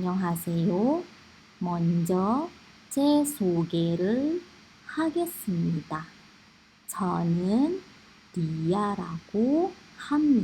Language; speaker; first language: Korean; non-native, fluent; Indonesian